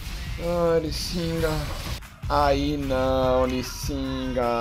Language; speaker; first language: Portuguese; native; Portuguese